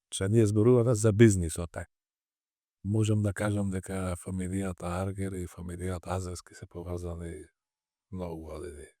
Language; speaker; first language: Macedonian; native; Macedonian